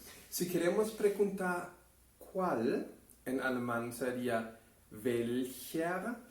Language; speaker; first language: Spanish; non-native, fluent; German